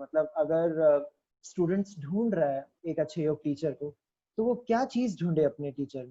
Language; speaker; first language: Hindi; native; Hindi